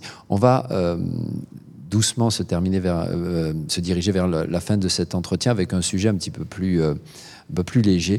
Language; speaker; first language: French; native; French